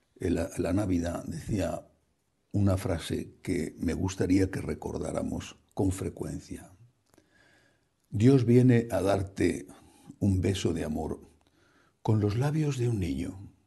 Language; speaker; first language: Spanish; native; Spanish